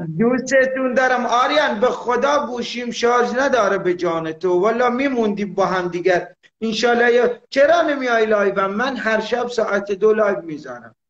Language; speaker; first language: Persian; non-native, local second language; Arabic